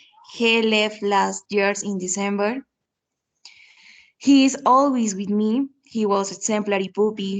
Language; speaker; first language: English; non-native, learner; Spanish